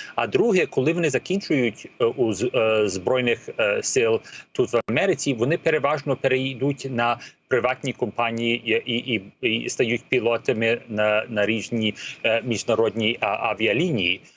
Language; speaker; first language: Ukrainian; early bilingual, heritage; Ukrainian